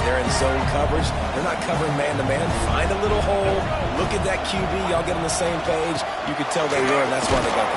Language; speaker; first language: English; native; English